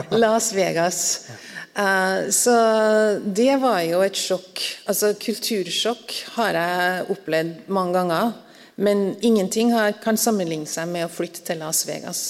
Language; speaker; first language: Norwegian; native; Norwegian